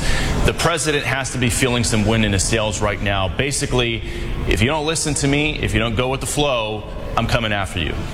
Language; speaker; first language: English; native; English